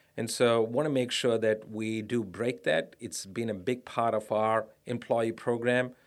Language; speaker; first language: English; non-native, local second language; Tamil